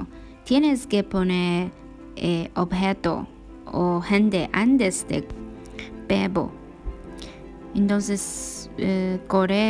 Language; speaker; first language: Spanish; non-native, learner; Chinese